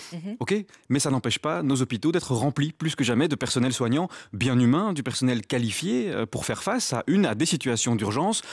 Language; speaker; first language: French; native; French